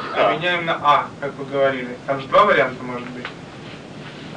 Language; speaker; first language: Russian; native; Russian